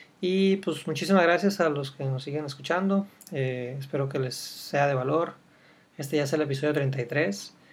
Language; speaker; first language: Spanish; native; Spanish